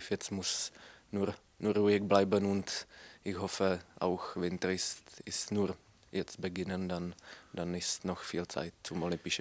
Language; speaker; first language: German; non-native, learner; Czech